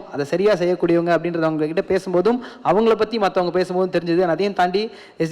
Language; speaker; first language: Tamil; native; Tamil